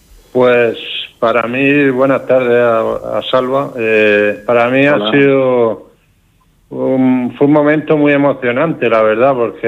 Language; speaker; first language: Spanish; native; Spanish